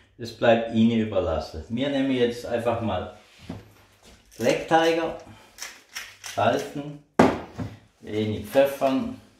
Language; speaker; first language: German; native; German